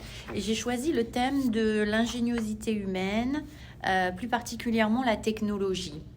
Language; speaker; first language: French; non-native, fluent; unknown